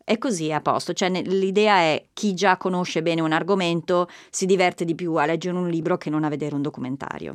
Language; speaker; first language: Italian; native; Italian